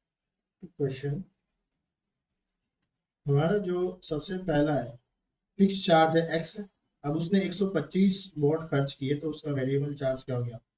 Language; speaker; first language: Hindi; native; Hindi